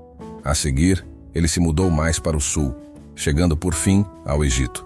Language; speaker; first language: Portuguese; native; Portuguese